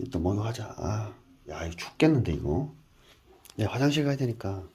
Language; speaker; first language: Korean; native; Korean